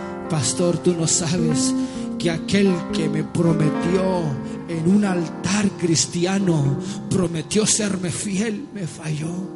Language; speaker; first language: Spanish; early bilingual, heritage; Spanish